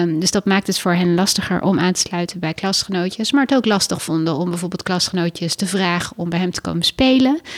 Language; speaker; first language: Dutch; native; Dutch